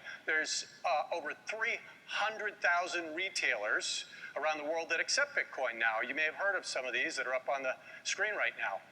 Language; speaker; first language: English; native; English